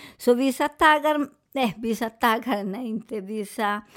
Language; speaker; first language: Swedish; non-native, fluent; Spanish